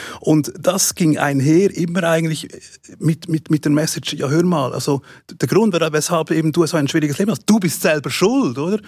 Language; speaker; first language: German; native; German